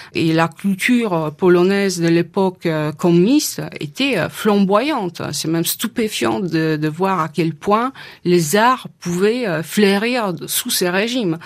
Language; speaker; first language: French; non-native, fluent; Polish